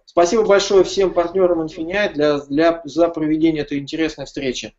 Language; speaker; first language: Russian; native; Russian